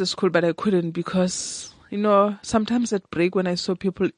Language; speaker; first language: English; non-native, local second language; Northern Sotho